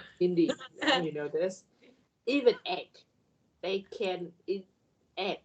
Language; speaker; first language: English; non-native, learner; Vietnamese